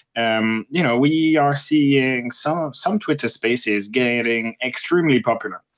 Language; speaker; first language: English; non-native, fluent; French